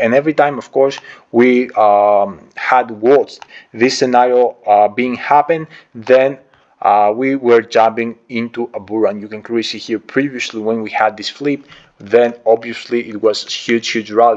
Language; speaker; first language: English; non-native, fluent; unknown